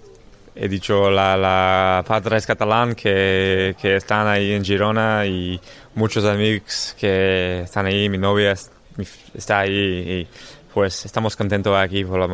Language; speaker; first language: Spanish; non-native, learner; English